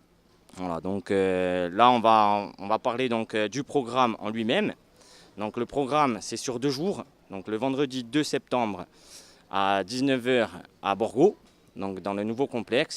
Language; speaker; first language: French; native; French